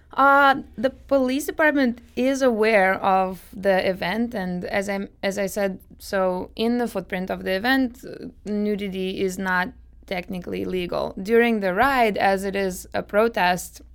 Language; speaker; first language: English; non-native, fluent; Russian